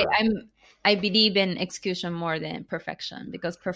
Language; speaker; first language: English; non-native, fluent; Japanese